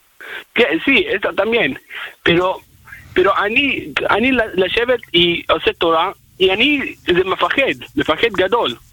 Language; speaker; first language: Hebrew; non-native, learner; Spanish